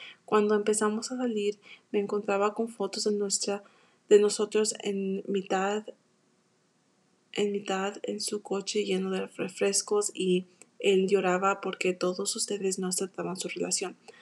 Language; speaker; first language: Spanish; early bilingual, heritage; Spanish